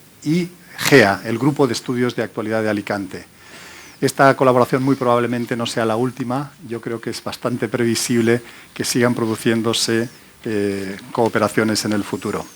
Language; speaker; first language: Spanish; native; Spanish